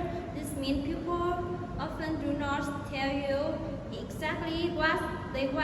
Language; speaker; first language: English; non-native, learner; Vietnamese